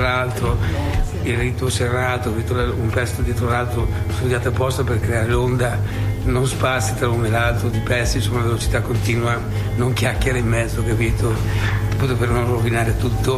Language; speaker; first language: Italian; native; Italian